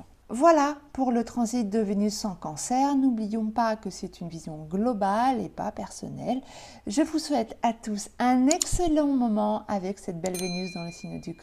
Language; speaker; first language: French; native; French